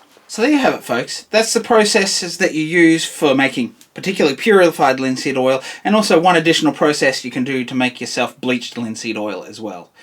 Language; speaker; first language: English; native; English